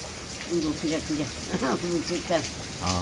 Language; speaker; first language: Chinese; non-native, local second language; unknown